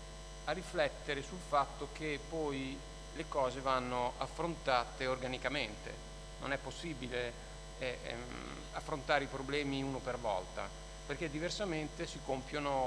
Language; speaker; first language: Italian; native; Italian